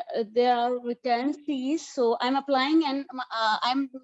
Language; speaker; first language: English; non-native, local second language; Urdu